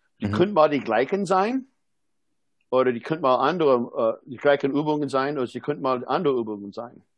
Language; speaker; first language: German; non-native, fluent; English